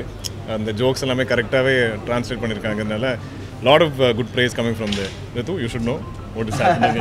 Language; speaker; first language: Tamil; non-native, local second language; Malayalam